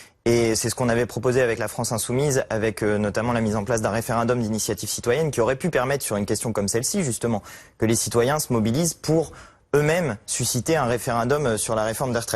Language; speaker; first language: French; native; French